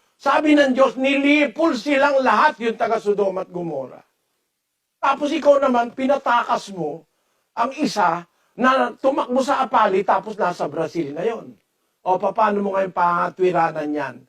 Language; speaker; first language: Filipino; native; Filipino